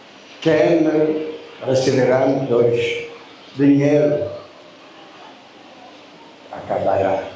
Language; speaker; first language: Portuguese; non-native, learner; Lingala